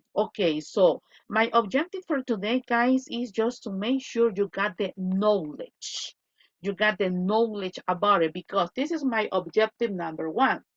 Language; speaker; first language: English; non-native, fluent; Spanish